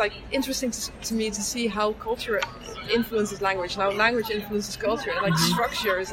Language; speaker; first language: English; non-native, fluent; Dutch